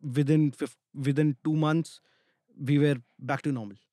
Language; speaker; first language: English; non-native, local second language; Hindi